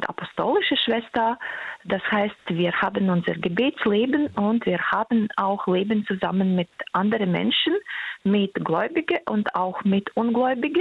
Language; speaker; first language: German; non-native, fluent; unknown